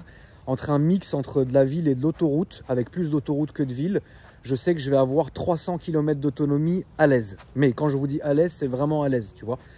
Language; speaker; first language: French; native; French